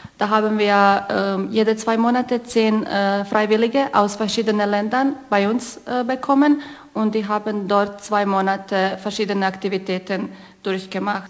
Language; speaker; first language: German; non-native, fluent; Croatian